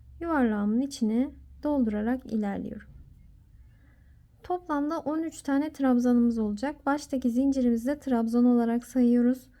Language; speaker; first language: Turkish; native; Turkish